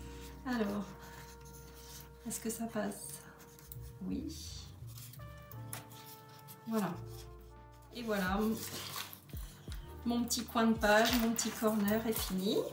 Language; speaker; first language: French; native; French